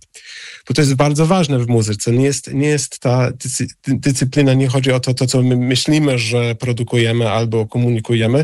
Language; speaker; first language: Polish; non-native, fluent; English